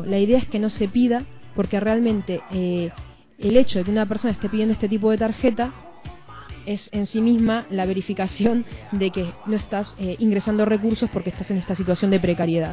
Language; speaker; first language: Spanish; native; Spanish